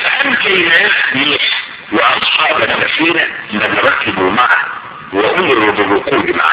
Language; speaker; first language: Arabic; native; Arabic